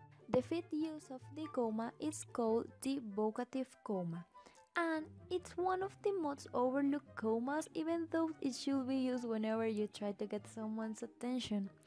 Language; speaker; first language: English; non-native, learner; Spanish